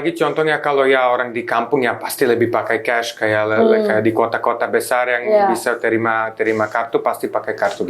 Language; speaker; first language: Indonesian; non-native, fluent; Serbian